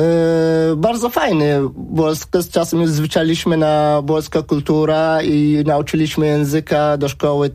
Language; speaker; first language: Polish; early bilingual, other home language; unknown